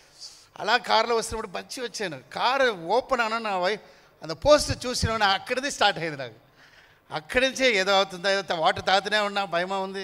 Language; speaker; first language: Telugu; non-native, fluent; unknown